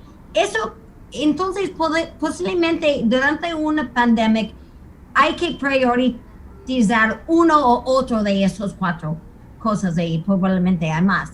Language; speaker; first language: Spanish; non-native, fluent; English